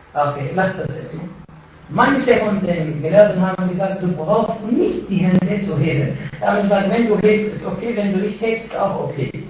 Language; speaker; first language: German; non-native, fluent; Arabic